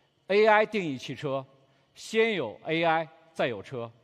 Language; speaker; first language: Chinese; native; Chinese